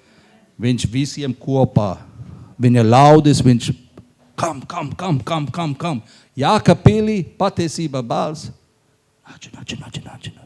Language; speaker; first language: Latvian; non-native, learner; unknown